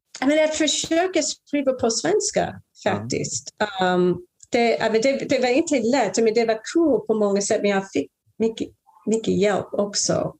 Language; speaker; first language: Swedish; non-native, fluent; English